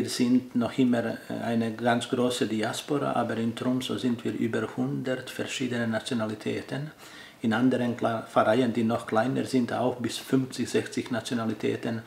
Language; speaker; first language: German; non-native, fluent; Croatian